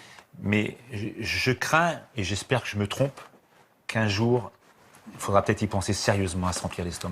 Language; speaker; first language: French; native; French